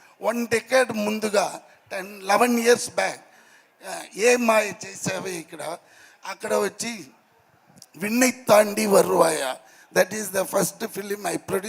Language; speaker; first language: Telugu; non-native, fluent; Tamil